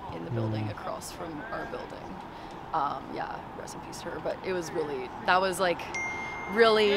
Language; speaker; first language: English; native; English